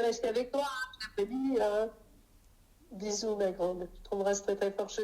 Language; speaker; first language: French; native; French